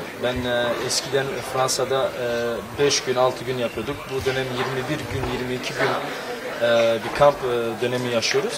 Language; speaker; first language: Turkish; early bilingual, heritage; Turkish